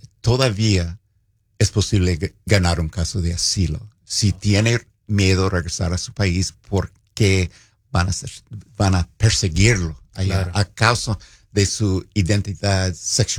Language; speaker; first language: Spanish; non-native, fluent; English